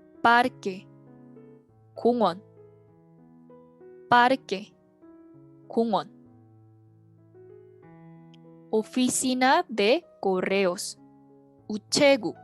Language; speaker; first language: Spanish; non-native, fluent; Korean